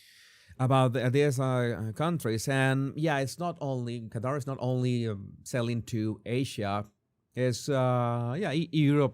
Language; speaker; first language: English; non-native, fluent; Spanish